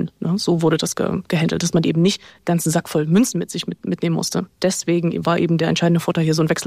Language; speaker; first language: German; native; German